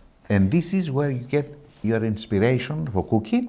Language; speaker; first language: English; non-native, fluent; Greek